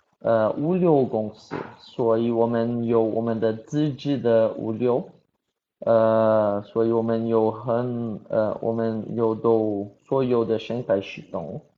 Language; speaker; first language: Chinese; non-native, learner; Portuguese